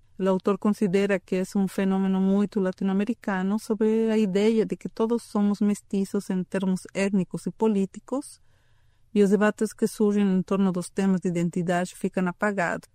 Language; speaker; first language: Portuguese; non-native, fluent; Spanish